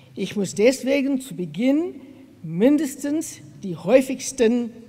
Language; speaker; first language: German; non-native, learner; English